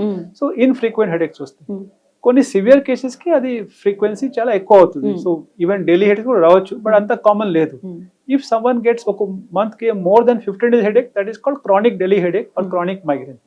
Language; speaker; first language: Telugu; non-native, fluent; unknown